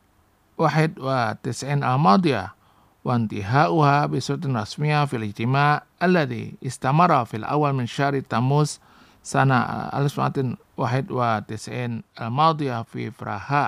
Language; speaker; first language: Arabic; non-native, fluent; Indonesian